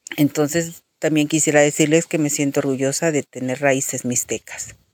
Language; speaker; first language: Spanish; native; Spanish